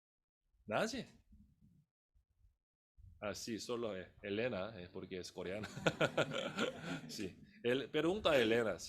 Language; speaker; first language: Spanish; non-native, fluent; Korean